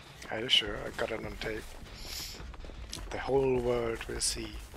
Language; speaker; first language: English; non-native, fluent; German